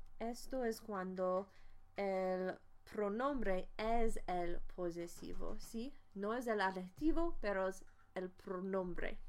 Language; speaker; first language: Spanish; non-native, fluent; English